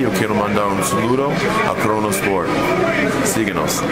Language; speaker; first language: Spanish; non-native, fluent; English